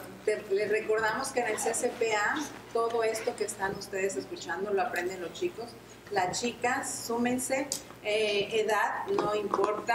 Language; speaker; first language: Spanish; native; Spanish